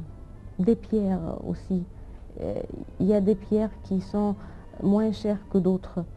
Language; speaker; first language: French; non-native, fluent; Arabic